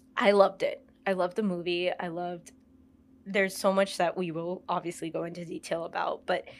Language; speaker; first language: English; early bilingual, other home language; Hindi